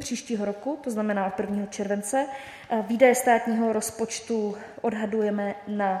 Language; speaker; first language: Czech; native; Czech